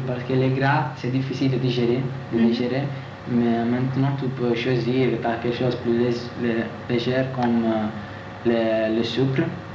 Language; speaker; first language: French; non-native, learner; Italian